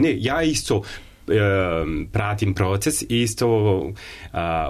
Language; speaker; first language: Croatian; non-native, learner; French